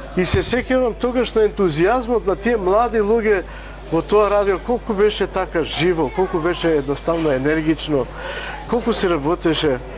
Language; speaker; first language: Macedonian; non-native, local second language; Romany